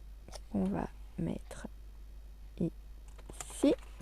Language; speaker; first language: French; native; French